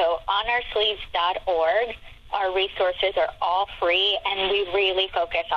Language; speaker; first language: English; non-native, fluent; Spanish